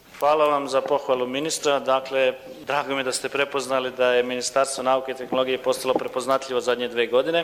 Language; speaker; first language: Croatian; native; Croatian